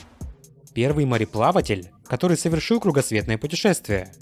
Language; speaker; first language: Russian; native; Russian